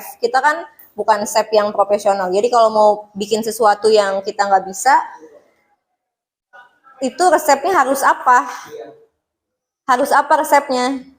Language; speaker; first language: Indonesian; native; Indonesian